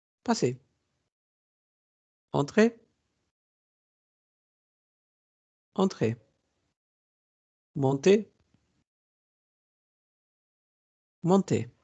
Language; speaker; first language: French; non-native, fluent; Spanish